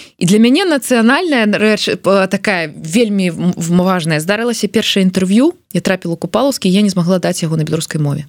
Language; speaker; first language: Belarusian; non-native, local second language; Russian